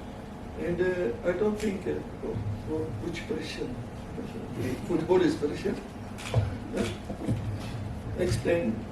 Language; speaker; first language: English; non-native, learner; French